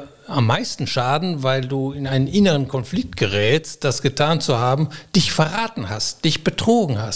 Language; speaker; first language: German; native; German